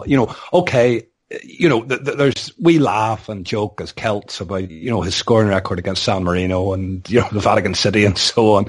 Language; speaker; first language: English; native; English